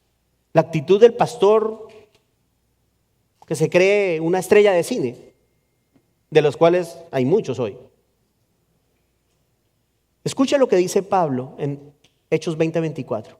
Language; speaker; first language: Spanish; native; Spanish